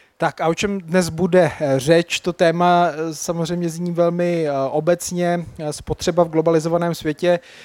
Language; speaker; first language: Czech; native; Czech